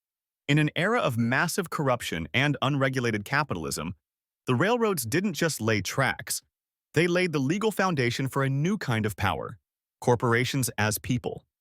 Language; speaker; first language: English; native; English